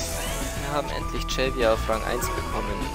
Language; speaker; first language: German; native; German